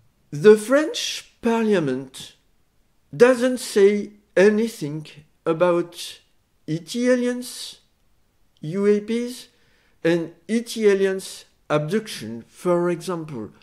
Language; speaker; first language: English; non-native, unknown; French